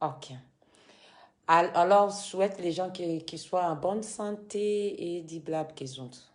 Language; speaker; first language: French; non-native, fluent; Lingala